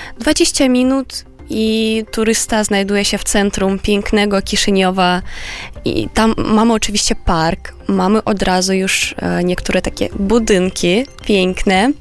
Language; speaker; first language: Polish; non-native, fluent; Romanian